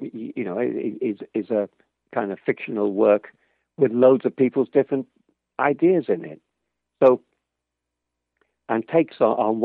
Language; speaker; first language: English; native; English